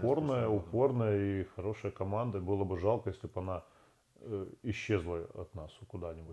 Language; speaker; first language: Russian; native; Russian